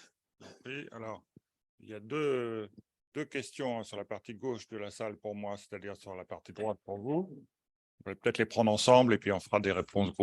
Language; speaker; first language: French; native; French